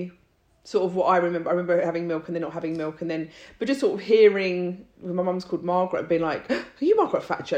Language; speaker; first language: English; native; English